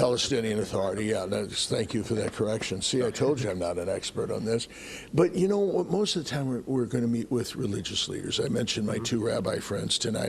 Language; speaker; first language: English; native; English